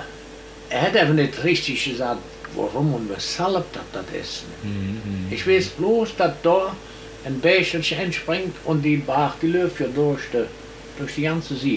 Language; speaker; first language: German; native; German